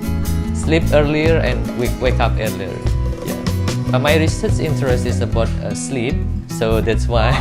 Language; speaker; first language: English; non-native, learner; Indonesian